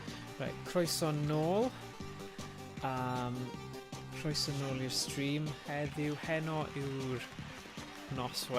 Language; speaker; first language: Welsh; non-native, local second language; English